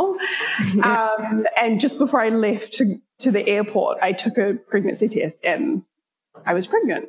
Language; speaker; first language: English; native; English